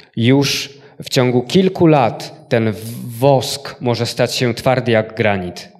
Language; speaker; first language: Polish; native; Polish